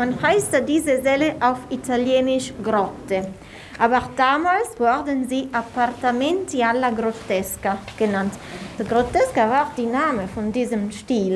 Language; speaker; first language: German; non-native, fluent; Italian